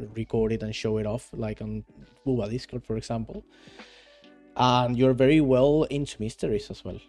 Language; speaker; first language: English; non-native, fluent; Spanish